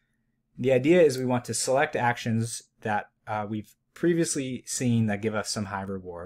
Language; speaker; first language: English; native; English